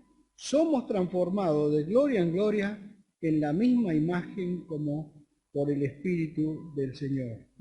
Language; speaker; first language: Spanish; native; Spanish